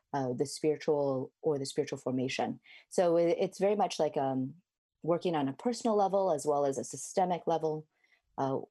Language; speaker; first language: English; native; English